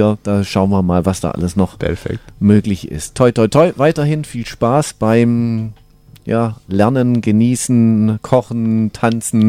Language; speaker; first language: German; native; German